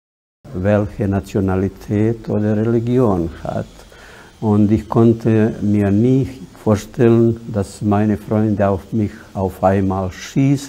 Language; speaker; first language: German; non-native, fluent; Bosnian